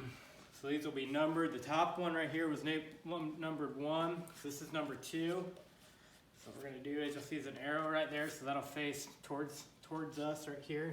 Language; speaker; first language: English; native; English